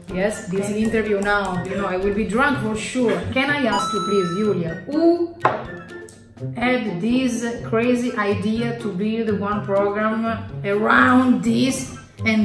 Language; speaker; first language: English; non-native, fluent; Italian